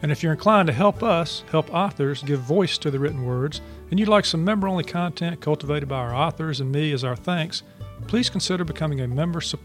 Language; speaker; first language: English; native; English